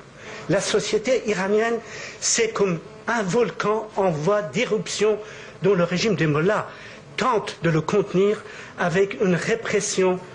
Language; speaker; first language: French; native; French